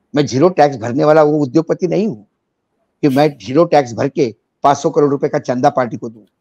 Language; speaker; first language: Hindi; non-native, local second language; Marathi